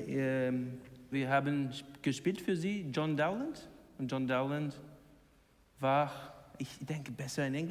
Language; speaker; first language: German; non-native, learner; English